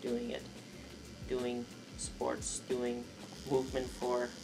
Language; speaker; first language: English; non-native, fluent; Danish